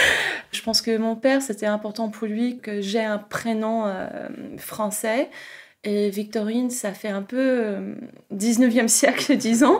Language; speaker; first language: French; non-native, fluent; English